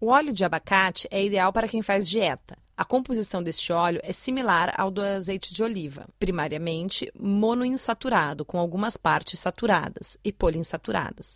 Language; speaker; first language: Portuguese; native; Portuguese